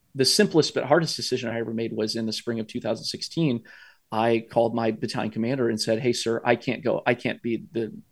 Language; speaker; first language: English; native; English